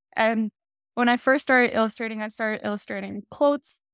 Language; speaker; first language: English; early bilingual, other home language; Hindi